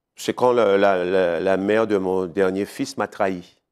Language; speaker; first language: French; native; French